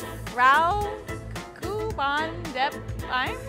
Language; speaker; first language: Vietnamese; non-native, learner; English